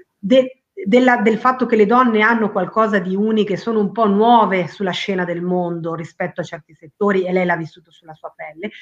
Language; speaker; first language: Italian; early bilingual, other home language; Spanish